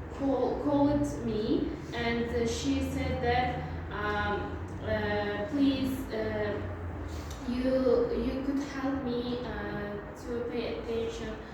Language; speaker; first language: English; non-native, learner; Uzbek